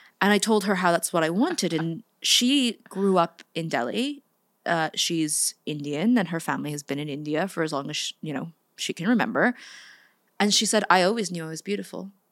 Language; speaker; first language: English; native; English